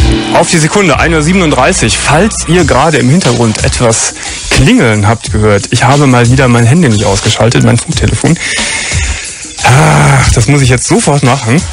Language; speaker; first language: German; native; German